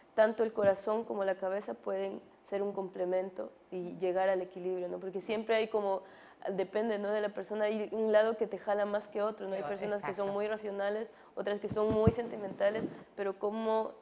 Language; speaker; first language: Spanish; native; Spanish